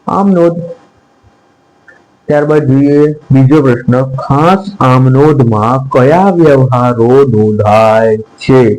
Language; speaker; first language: Gujarati; native; Gujarati